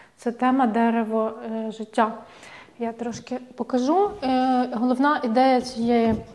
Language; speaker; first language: Ukrainian; native; Ukrainian